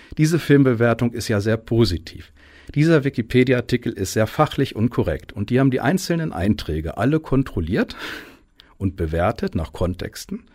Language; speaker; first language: German; native; German